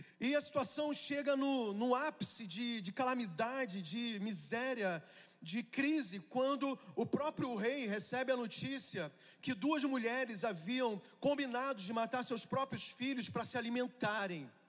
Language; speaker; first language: Portuguese; native; Portuguese